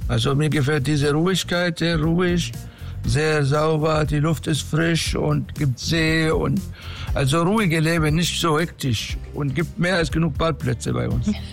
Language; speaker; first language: German; non-native, learner; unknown